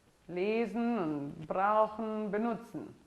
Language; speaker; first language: German; non-native, fluent; English